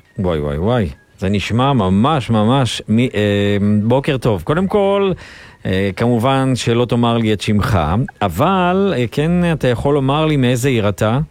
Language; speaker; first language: Hebrew; native; Hebrew